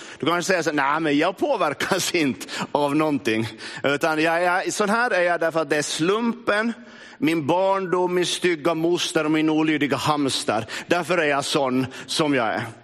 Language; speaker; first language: Swedish; native; Swedish